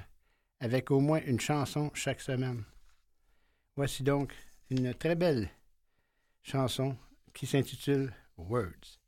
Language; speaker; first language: French; native; French